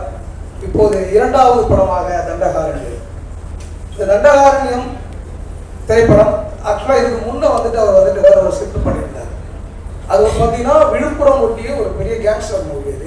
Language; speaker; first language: Tamil; native; Tamil